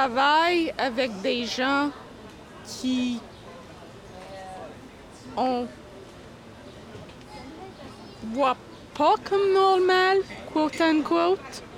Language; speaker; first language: French; non-native, local second language; English